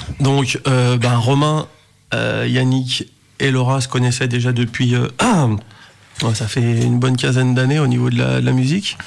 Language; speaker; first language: French; native; French